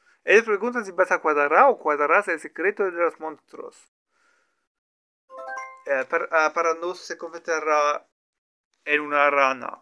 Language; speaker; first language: Spanish; non-native, learner; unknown